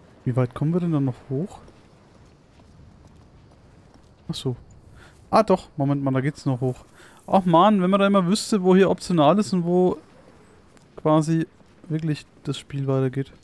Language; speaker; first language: German; native; German